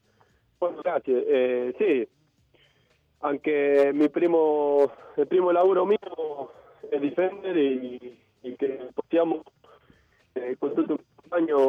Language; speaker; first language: Italian; non-native, fluent; Spanish